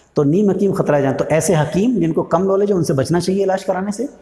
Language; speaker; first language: Hindi; native; Hindi